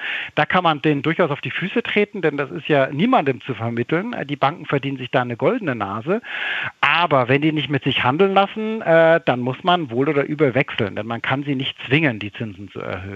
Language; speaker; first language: German; native; German